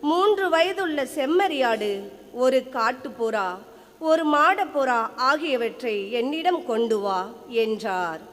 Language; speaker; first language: Tamil; native; Tamil